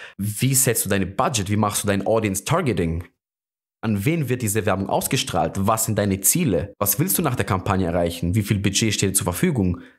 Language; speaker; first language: German; non-native, fluent; Greek